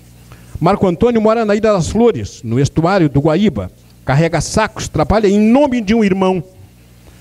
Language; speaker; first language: Portuguese; native; Portuguese